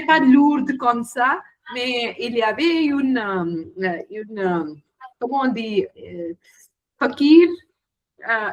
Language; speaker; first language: French; non-native, learner; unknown